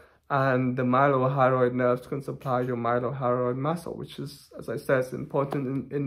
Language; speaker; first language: English; non-native, fluent; Thai